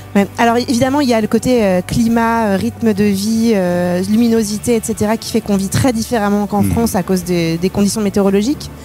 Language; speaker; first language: French; native; French